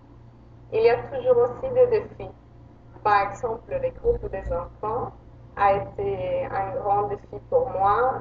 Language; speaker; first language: French; non-native, fluent; Spanish